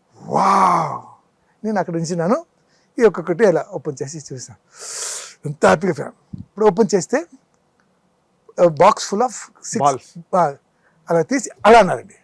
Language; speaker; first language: Telugu; non-native, fluent; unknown